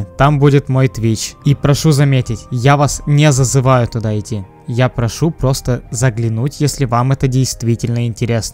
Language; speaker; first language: Russian; native; Russian